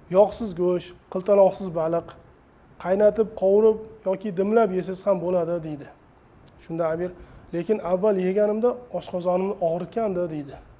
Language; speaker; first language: Uzbek; native; Uzbek